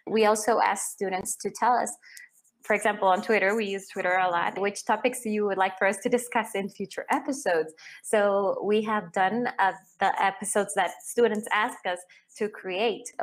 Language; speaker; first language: English; non-native, fluent; Spanish